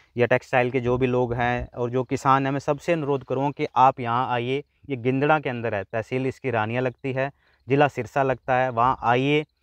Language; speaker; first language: Hindi; non-native, local second language; Punjabi